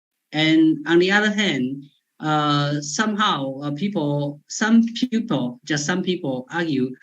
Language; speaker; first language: English; non-native, fluent; Chinese